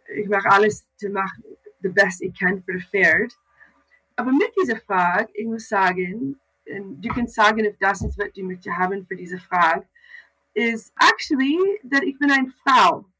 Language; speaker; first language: German; non-native, learner; English